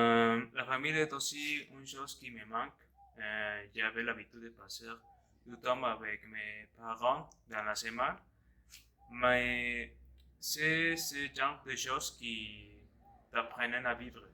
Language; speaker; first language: French; non-native, learner; Spanish